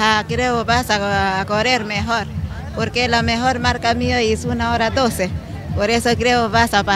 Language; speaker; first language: Spanish; non-native, learner; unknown